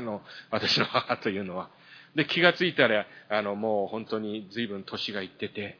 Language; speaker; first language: Japanese; early bilingual, heritage; Japanese